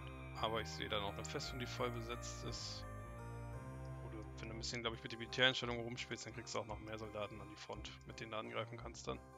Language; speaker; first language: German; native; German